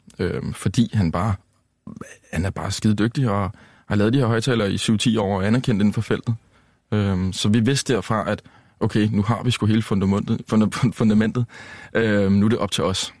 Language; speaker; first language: Danish; native; Danish